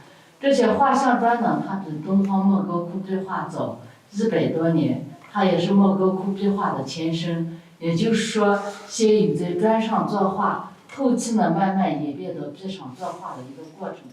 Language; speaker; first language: Chinese; native; Chinese